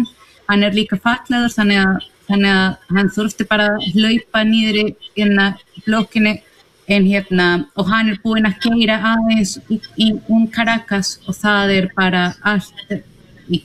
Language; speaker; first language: Icelandic; non-native, fluent; Spanish